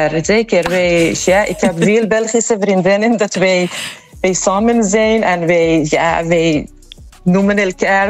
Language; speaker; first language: Dutch; non-native, learner; Persian